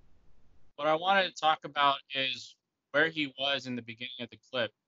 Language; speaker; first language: English; native; English